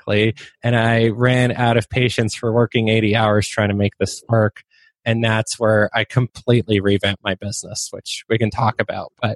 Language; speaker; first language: English; non-native, fluent; Polish